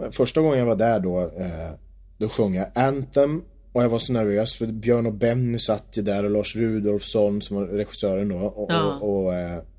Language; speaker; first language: Swedish; native; Swedish